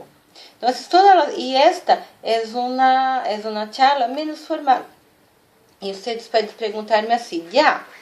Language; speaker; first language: Spanish; non-native, fluent; Portuguese